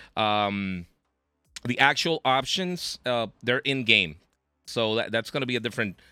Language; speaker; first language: English; non-native, local second language; Spanish